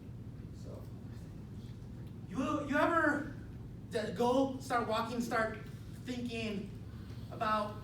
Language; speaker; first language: English; non-native, fluent; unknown